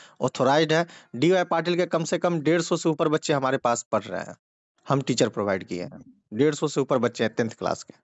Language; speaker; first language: Hindi; native; Hindi